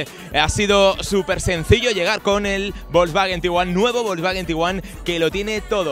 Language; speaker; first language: Spanish; native; Spanish